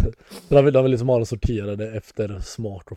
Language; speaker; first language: Swedish; native; Swedish